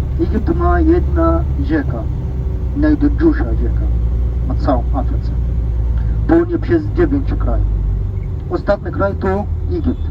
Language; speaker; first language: Polish; non-native, learner; Arabic